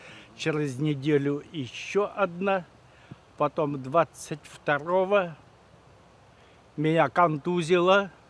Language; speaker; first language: Russian; native; Russian